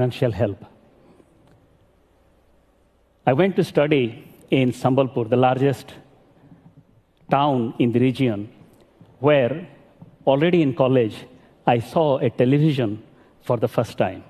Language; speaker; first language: English; non-native, local second language; Odia